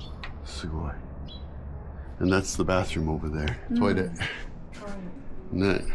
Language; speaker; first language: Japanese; non-native, learner; English